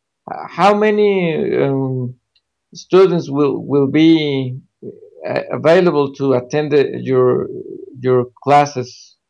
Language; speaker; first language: English; non-native, fluent; Spanish